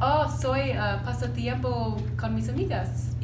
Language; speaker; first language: Spanish; non-native, learner; English